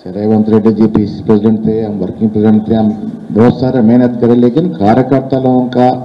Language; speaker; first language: Hindi; non-native, local second language; Telugu